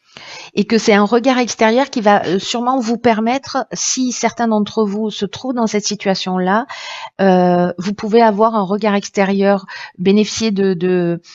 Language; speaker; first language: French; native; French